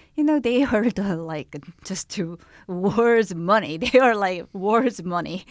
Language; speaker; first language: English; non-native, fluent; Korean